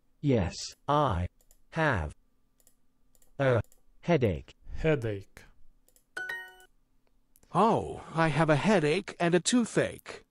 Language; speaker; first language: English; non-native, learner; Russian